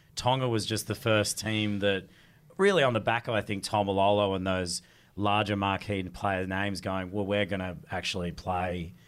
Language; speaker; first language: English; early bilingual, other home language; Tongan